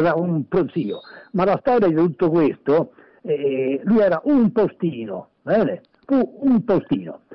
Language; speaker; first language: Italian; native; Italian